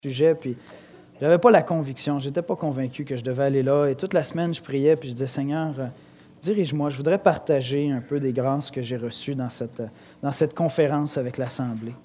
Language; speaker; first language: French; native; French